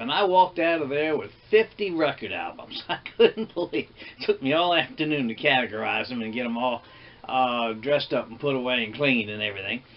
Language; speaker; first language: English; native; English